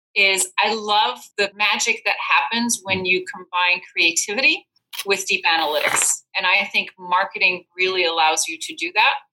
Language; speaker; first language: English; non-native, fluent; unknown